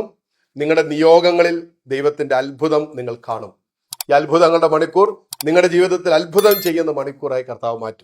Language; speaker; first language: Malayalam; native; Malayalam